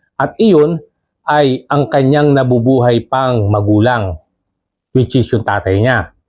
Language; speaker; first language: Filipino; native; Filipino